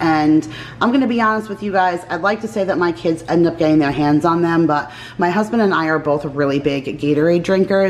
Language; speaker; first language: English; native; English